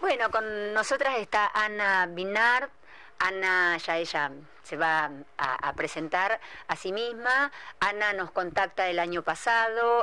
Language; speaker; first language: Spanish; native; Spanish